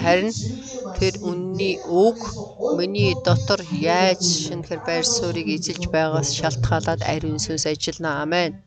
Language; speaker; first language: Mongolian; early bilingual, other home language; Korean